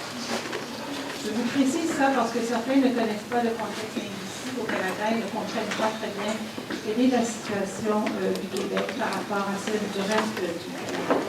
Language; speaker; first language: French; native; French